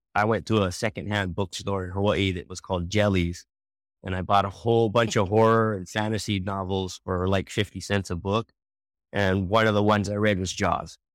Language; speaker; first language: English; native; English